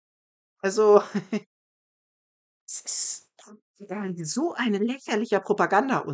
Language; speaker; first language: German; native; German